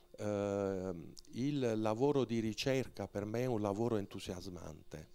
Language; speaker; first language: Italian; native; Italian